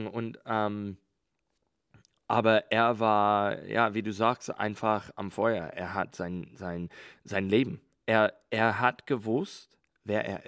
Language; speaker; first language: German; non-native, learner; English